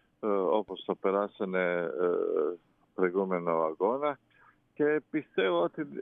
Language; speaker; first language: Greek; non-native, fluent; Croatian